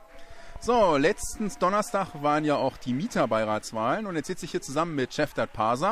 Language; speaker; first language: German; native; German